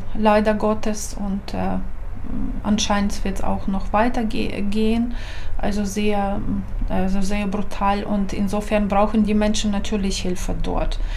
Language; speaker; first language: German; non-native, fluent; Ukrainian